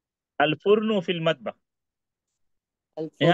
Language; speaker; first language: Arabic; non-native, fluent; Urdu